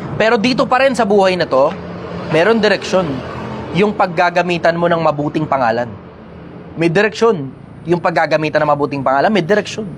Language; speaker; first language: Filipino; native; Filipino